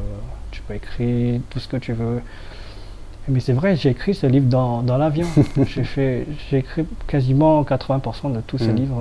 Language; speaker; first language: French; non-native, fluent; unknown